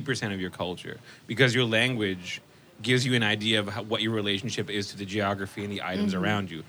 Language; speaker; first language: English; non-native, local second language; Urdu